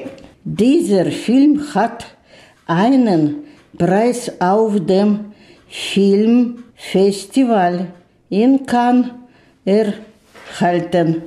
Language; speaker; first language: German; non-native, learner; Russian